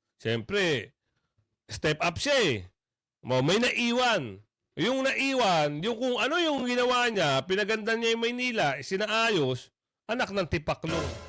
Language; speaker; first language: Filipino; native; Filipino